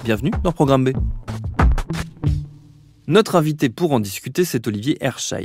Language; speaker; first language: French; native; French